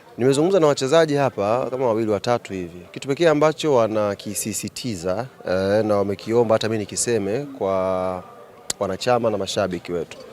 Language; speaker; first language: Swahili; native; Swahili